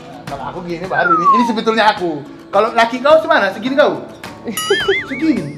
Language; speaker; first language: Indonesian; native; Indonesian